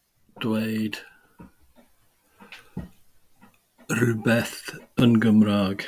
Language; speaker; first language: Welsh; non-native, learner; English